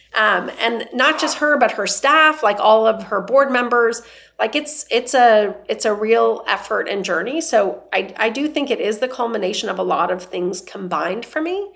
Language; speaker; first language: English; non-native, fluent; Persian